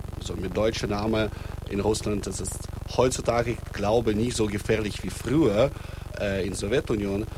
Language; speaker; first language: German; non-native, fluent; Russian